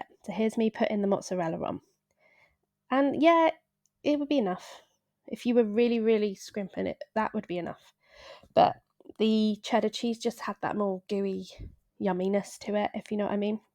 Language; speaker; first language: English; native; English